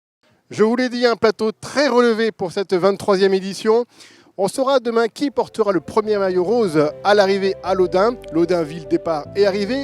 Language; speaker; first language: French; native; French